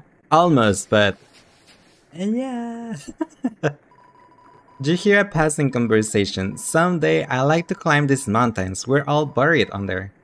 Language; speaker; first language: English; non-native, fluent; Spanish